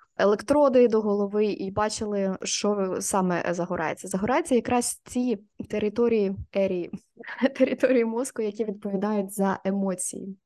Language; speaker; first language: Ukrainian; non-native, local second language; Russian